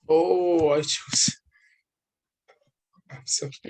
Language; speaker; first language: English; non-native, learner; Arabic